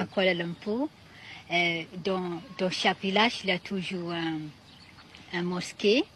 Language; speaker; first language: French; non-native, fluent; Malay